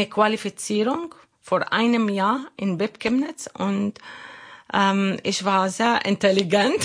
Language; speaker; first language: German; non-native, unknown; Arabic